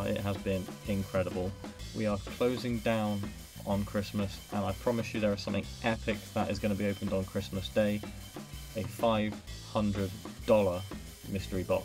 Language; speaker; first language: English; native; English